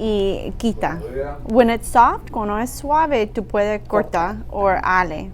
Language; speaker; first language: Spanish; non-native, learner; English